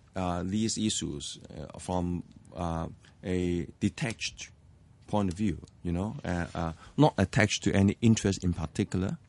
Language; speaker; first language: English; non-native, local second language; Cantonese